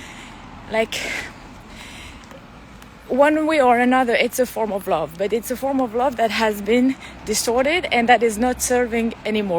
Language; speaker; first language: English; non-native, fluent; French